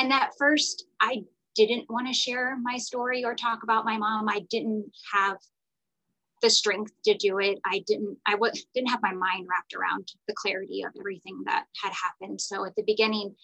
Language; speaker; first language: English; native; English